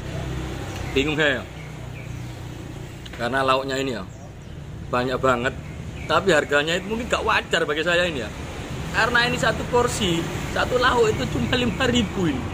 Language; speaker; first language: Indonesian; non-native, local second language; Javanese